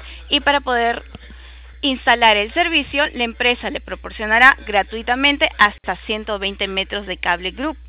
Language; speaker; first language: Spanish; native; Spanish